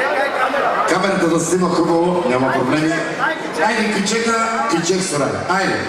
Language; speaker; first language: Bulgarian; non-native, local second language; Turkish